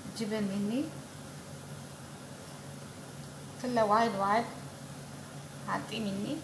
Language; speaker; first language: Arabic; non-native, learner; Amharic